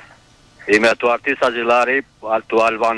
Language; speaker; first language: Greek; non-native, learner; Albanian